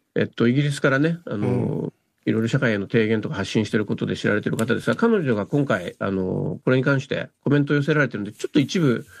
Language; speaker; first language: Japanese; native; Japanese